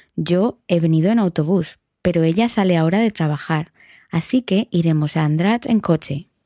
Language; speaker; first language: English; non-native, fluent; Spanish